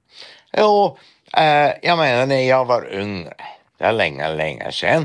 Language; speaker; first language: Swedish; non-native, fluent; Dutch